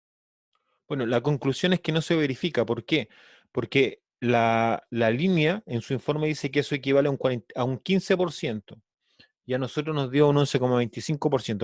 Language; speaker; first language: Spanish; native; Spanish